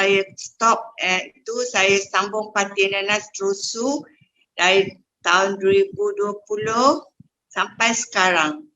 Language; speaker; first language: Malay; native; Malay